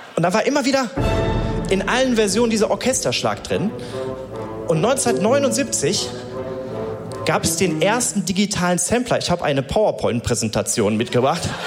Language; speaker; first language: German; native; German